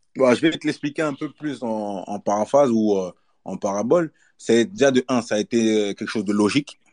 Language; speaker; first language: French; early bilingual, other home language; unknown